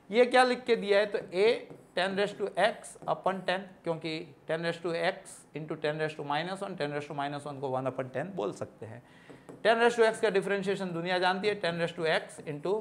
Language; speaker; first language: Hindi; non-native, local second language; Gujarati